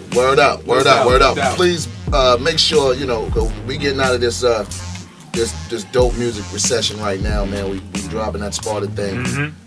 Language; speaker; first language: English; native; English